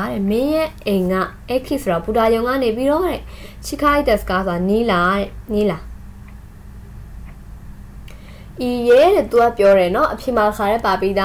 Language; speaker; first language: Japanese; non-native, fluent; Burmese